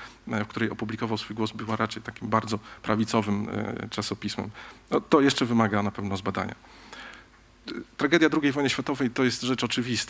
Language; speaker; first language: Polish; native; Polish